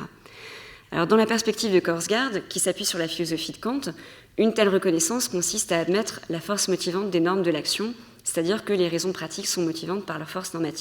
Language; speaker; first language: French; native; French